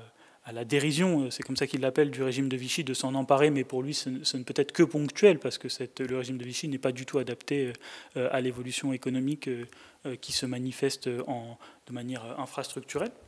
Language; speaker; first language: French; native; French